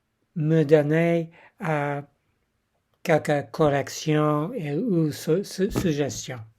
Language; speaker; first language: French; non-native, learner; English